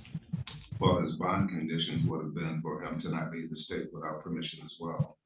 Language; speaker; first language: English; native; English